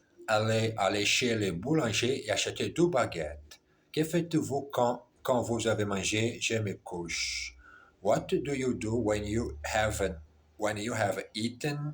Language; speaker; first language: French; non-native, learner; Portuguese